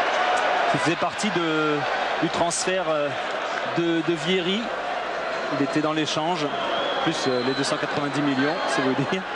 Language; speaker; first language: French; native; French